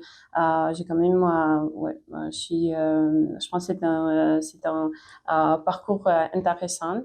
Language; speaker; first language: French; non-native, fluent; Ukrainian